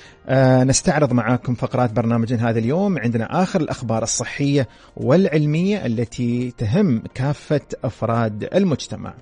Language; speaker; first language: Arabic; native; Arabic